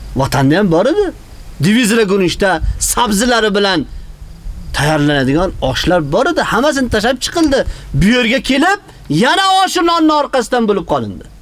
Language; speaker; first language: Uzbek; native; Uzbek